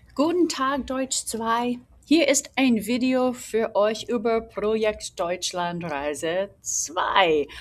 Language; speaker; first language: German; non-native, fluent; English